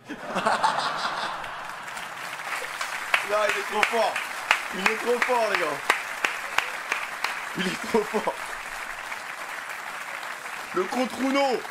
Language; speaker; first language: French; native; French